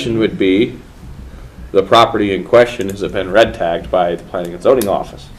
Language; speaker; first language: English; native; English